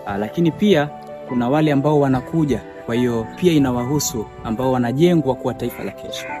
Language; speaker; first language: Swahili; native; Swahili